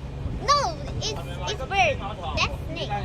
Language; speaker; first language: English; non-native, learner; Chinese